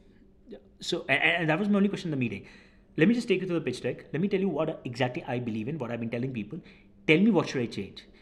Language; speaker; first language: English; non-native, local second language; Hindi